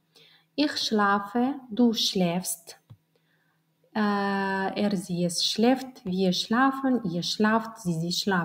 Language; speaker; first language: German; non-native, learner; Turkmen